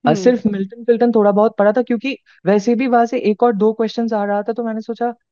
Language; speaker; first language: Hindi; non-native, local second language; Bangla